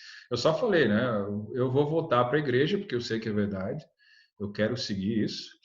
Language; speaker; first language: Portuguese; native; Portuguese